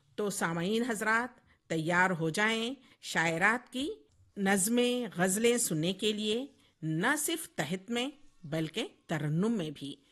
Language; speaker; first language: Urdu; native; Urdu